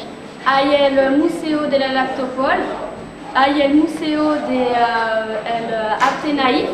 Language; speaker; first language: Spanish; non-native, learner; French